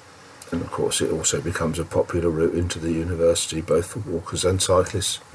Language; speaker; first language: English; native; English